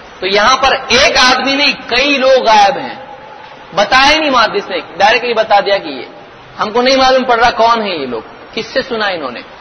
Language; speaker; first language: Urdu; native; Urdu